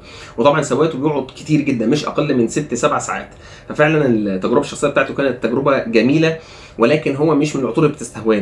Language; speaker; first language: Arabic; native; Arabic